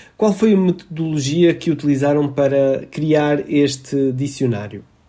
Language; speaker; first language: Portuguese; native; Portuguese